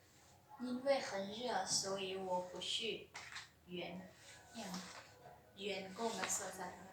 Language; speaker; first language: Chinese; non-native, learner; Lao